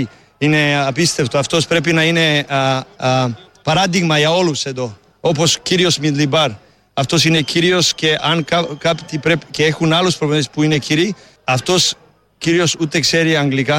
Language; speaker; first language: Greek; non-native, learner; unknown